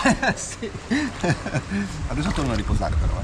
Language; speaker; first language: Italian; native; Italian